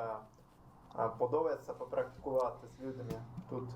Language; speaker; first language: Ukrainian; non-native, learner; Portuguese